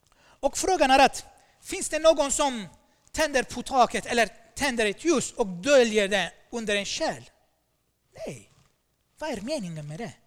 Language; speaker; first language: Swedish; non-native, fluent; Armenian